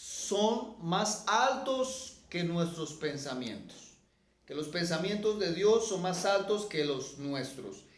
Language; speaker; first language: Spanish; native; Spanish